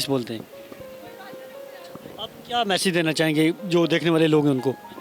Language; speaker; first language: Urdu; native; Urdu